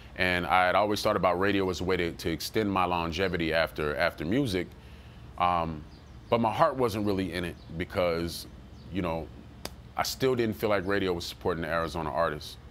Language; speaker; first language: English; native; English